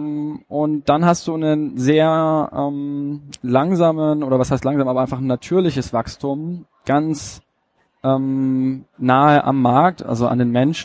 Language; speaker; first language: German; native; German